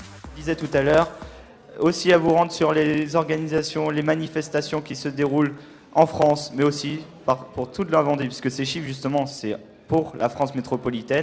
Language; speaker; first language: French; native; French